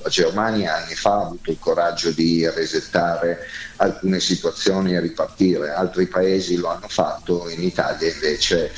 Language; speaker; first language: Italian; native; Italian